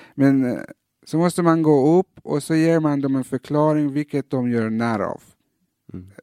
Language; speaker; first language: Swedish; native; Swedish